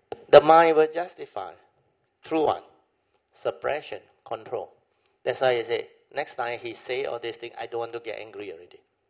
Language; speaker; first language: English; non-native, local second language; Min Nan Chinese